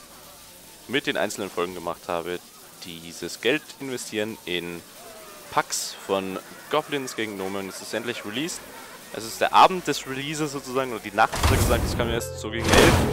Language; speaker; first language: German; native; German